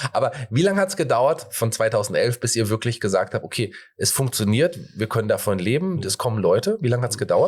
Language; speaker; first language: German; native; German